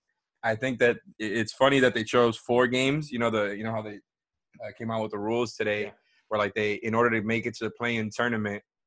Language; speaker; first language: English; native; English